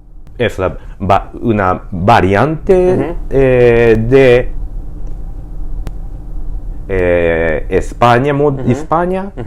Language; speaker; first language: Spanish; non-native, learner; Japanese